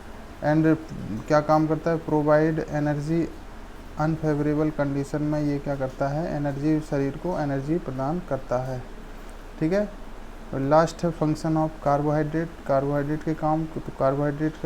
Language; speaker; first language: Hindi; native; Hindi